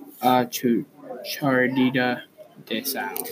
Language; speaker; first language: Spanish; non-native, learner; English